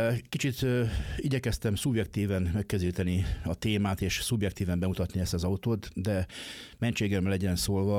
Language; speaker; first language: Hungarian; native; Hungarian